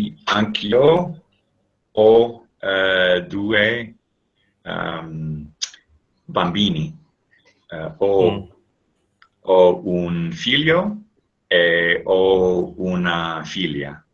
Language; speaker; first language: Italian; non-native, learner; English